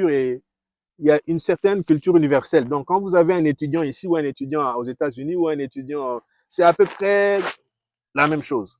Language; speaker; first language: French; non-native, local second language; Kongo